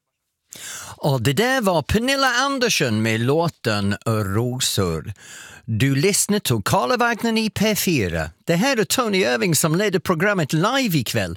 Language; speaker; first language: Swedish; non-native, fluent; English